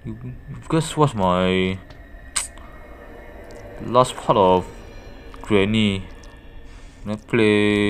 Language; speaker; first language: English; non-native, fluent; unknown